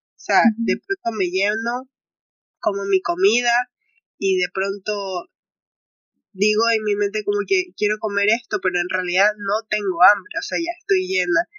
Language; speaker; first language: Spanish; native; Spanish